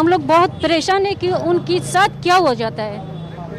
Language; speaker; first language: Hindi; non-native, learner; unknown